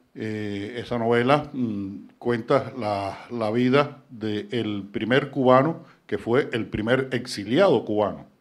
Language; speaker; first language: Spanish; native; Spanish